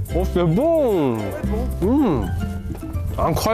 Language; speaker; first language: French; non-native, learner; Korean